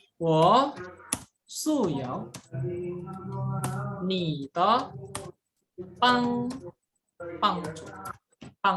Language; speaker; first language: Chinese; non-native, fluent; Indonesian